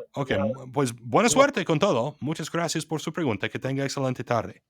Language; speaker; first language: Spanish; non-native, fluent; English